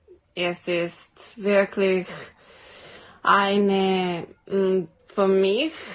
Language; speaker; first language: German; non-native, fluent; Serbian